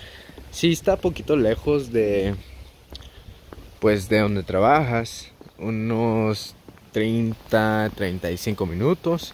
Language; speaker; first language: Spanish; early bilingual, heritage; English